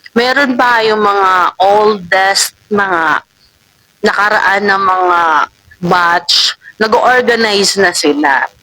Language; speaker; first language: Filipino; non-native, local second language; Waray